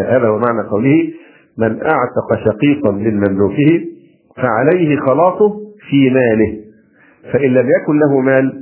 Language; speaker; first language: Arabic; native; Arabic